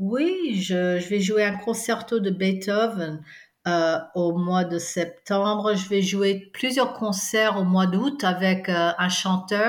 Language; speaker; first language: French; non-native, fluent; English